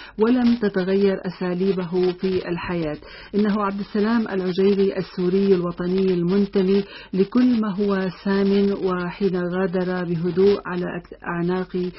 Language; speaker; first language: Arabic; native; Arabic